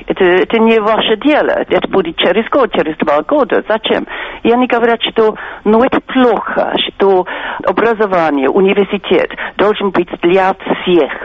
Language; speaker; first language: Russian; non-native, fluent; English